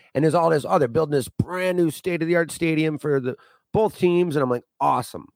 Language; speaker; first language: English; native; English